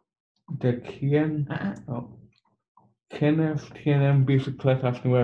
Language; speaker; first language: Spanish; non-native, learner; English